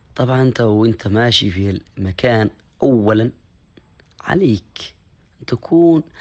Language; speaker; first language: Arabic; non-native, local second language; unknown